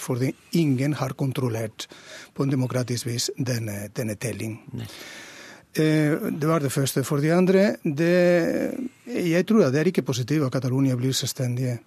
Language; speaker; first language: Norwegian; non-native, fluent; Catalan